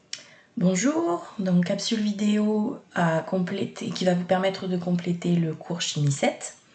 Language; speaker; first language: French; native; French